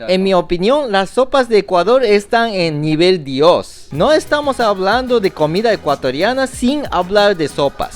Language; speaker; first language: Spanish; non-native, fluent; Japanese